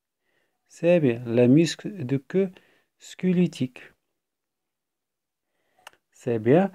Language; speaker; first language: French; non-native, fluent; Arabic